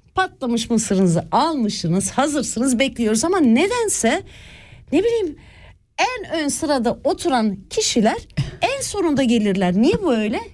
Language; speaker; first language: Turkish; early bilingual, other home language; Swiss German